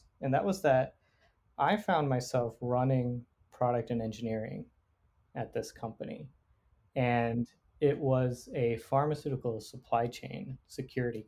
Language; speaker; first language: English; native; English